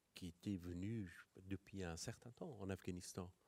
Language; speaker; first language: French; non-native, fluent; Persian